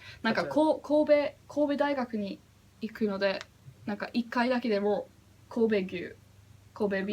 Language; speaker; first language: Japanese; non-native, learner; English